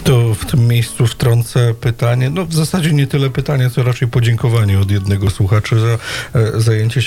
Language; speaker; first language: Polish; native; Polish